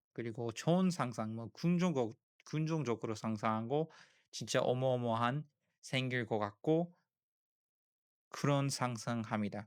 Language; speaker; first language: Korean; non-native, learner; English